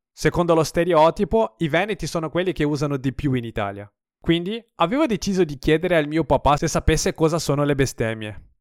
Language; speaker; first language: Italian; non-native, fluent; Portuguese